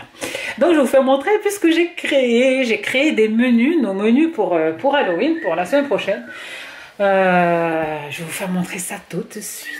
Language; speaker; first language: French; native; French